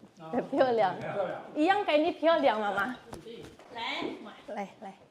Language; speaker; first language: Chinese; non-native, learner; Indonesian